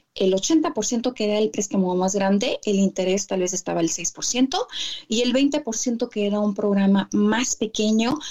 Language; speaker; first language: Spanish; native; Spanish